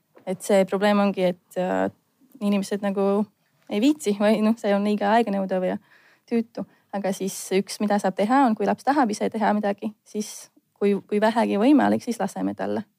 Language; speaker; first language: Estonian; non-native, fluent; Latvian